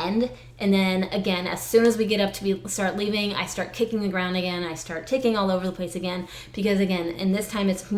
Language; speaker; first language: English; native; English